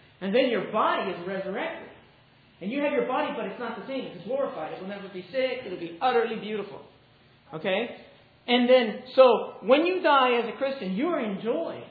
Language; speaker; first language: English; native; English